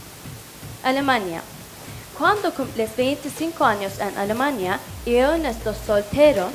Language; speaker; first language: Spanish; non-native, learner; Turkish